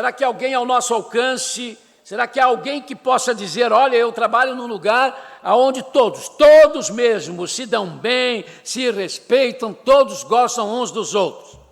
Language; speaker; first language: Portuguese; native; Portuguese